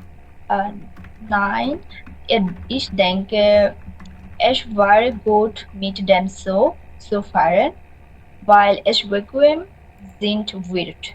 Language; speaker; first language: German; non-native, learner; Bangla